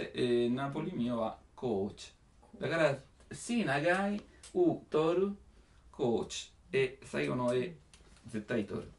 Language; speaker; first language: Japanese; non-native, learner; Italian